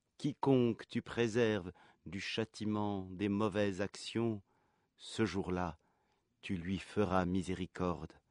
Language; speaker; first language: French; native; French